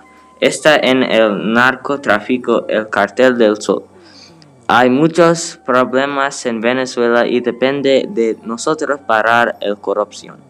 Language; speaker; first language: Spanish; non-native, learner; English